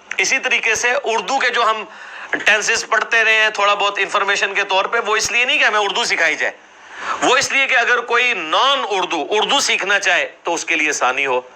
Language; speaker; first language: Urdu; non-native, local second language; Punjabi